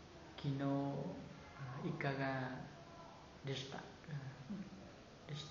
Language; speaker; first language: Japanese; non-native, learner; Vietnamese